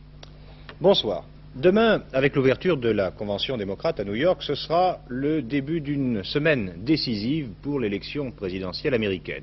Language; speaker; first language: French; native; French